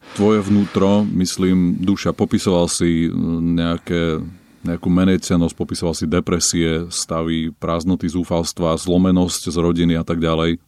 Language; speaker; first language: Slovak; native; Slovak